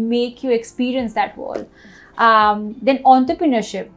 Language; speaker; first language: English; non-native, local second language; Hindi